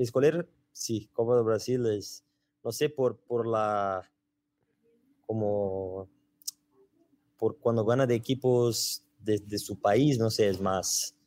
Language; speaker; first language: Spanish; non-native, learner; Portuguese